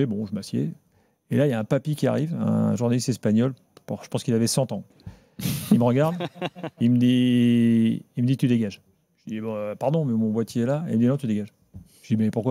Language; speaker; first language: French; native; French